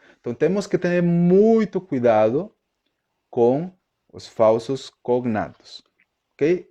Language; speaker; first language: Portuguese; non-native, fluent; Spanish